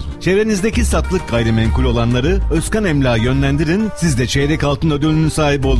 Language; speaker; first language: Turkish; native; Turkish